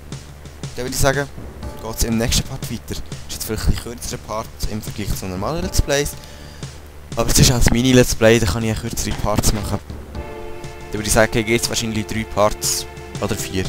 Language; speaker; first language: German; native; German